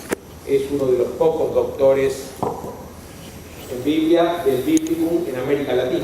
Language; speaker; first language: Spanish; native; Spanish